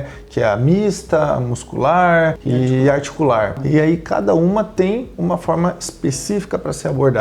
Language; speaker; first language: Portuguese; native; Portuguese